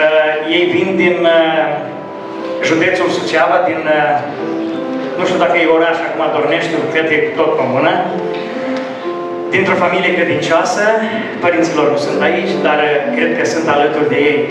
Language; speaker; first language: Romanian; native; Romanian